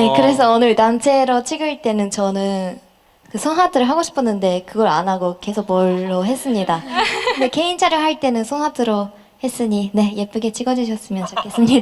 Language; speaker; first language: Korean; non-native, fluent; Japanese